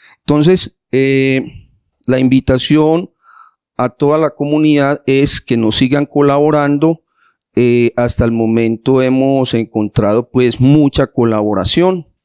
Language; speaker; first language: Spanish; native; Spanish